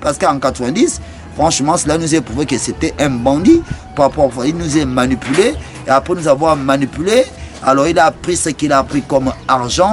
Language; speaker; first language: French; non-native, local second language; Fang